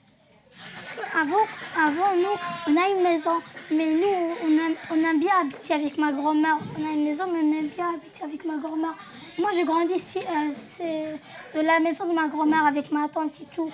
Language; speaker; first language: French; non-native, learner; Arabic